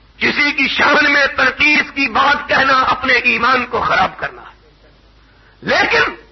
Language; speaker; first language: Urdu; non-native, local second language; Punjabi